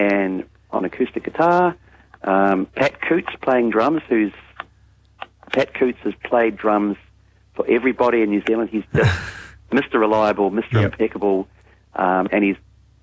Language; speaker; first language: English; native; English